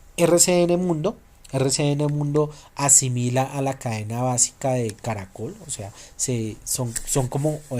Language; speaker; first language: Spanish; native; Spanish